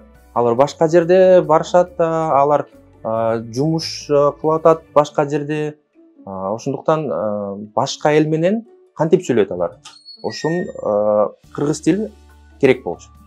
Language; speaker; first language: Kyrgyz; non-native, local second language; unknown